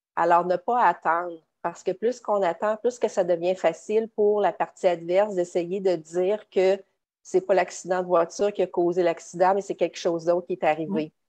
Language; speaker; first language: French; native; French